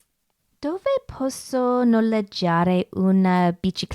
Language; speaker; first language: Italian; non-native, learner; English